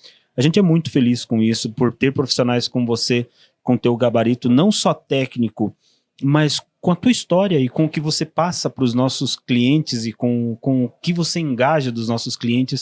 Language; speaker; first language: Portuguese; native; Portuguese